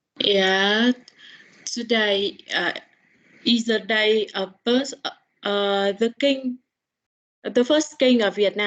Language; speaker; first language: English; non-native, learner; Vietnamese